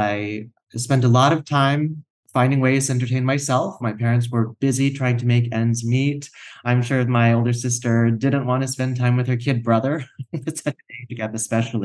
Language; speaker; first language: English; native; English